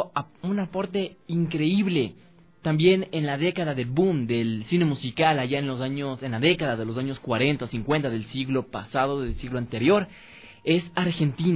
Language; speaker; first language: Spanish; native; Spanish